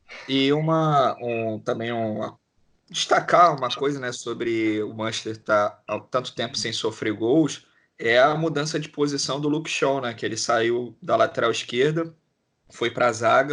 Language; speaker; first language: Portuguese; native; Portuguese